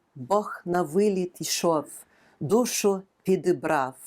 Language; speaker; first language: Ukrainian; non-native, fluent; English